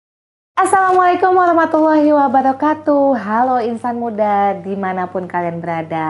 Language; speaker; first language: Indonesian; native; Indonesian